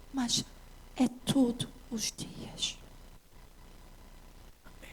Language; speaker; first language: Portuguese; early bilingual, heritage; English